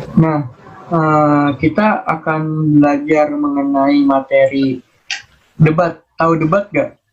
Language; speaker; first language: Indonesian; native; Indonesian